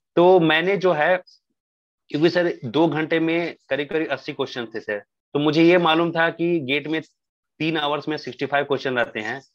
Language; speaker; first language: Hindi; native; Hindi